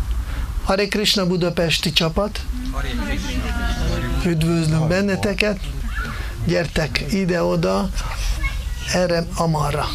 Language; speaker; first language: Hungarian; non-native, fluent; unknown